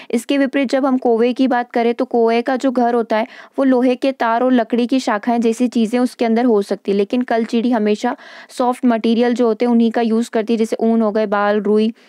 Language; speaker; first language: Hindi; native; Hindi